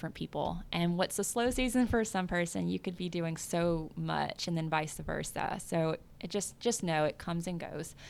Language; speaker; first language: English; native; English